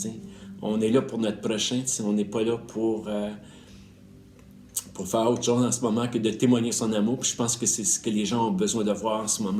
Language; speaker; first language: French; native; French